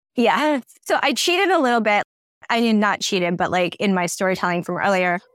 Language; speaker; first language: English; native; English